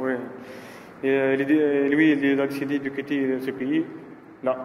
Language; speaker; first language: French; non-native, learner; Arabic